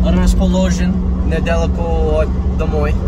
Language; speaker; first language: Russian; non-native, learner; English